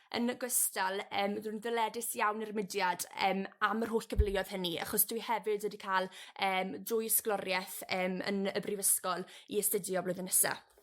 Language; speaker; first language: Welsh; native; Welsh